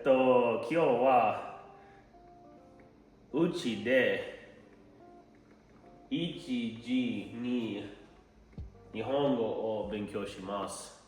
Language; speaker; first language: Japanese; non-native, learner; English